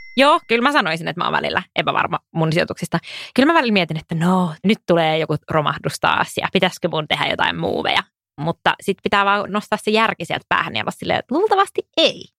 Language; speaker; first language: Finnish; non-native, local second language; Swedish